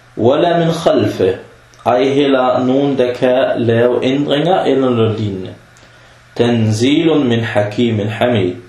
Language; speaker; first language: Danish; early bilingual, other home language; Arabic